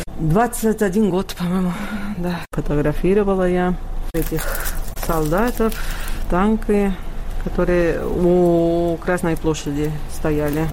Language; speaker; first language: Russian; non-native, fluent; Catalan